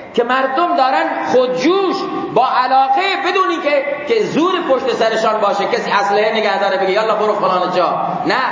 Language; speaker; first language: Persian; non-native, local second language; Baluchi